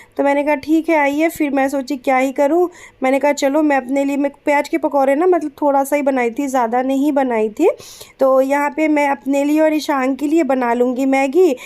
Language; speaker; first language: Hindi; native; Hindi